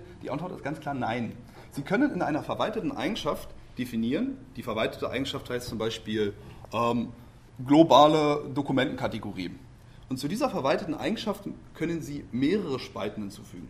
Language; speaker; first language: German; native; German